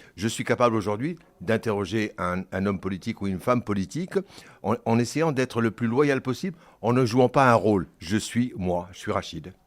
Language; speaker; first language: French; early bilingual, other home language; Kabyle